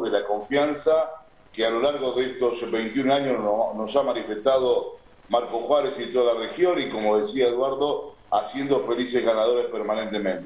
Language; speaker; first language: Spanish; native; Spanish